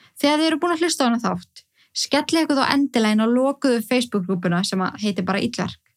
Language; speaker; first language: Icelandic; native; Icelandic